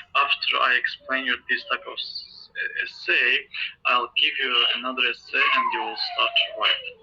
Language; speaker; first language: English; non-native, fluent; Azerbaijani